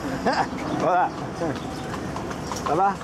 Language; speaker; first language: French; native; French